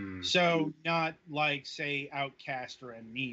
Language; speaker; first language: English; native; English